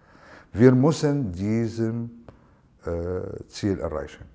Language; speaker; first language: German; non-native, learner; Arabic